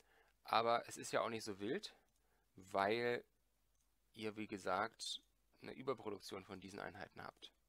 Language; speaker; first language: German; native; German